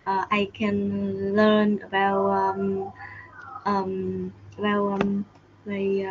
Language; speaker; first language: English; non-native, learner; Vietnamese